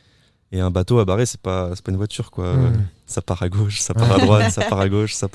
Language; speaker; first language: French; native; French